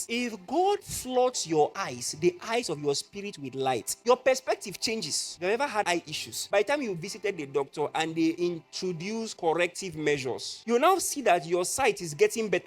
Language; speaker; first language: English; non-native, local second language; Yoruba